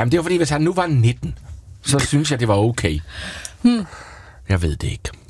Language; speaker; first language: Danish; native; Danish